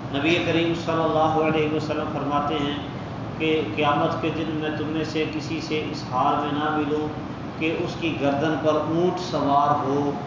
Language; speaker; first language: Urdu; non-native, local second language; Punjabi